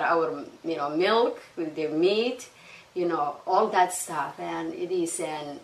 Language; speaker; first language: English; non-native, fluent; Somali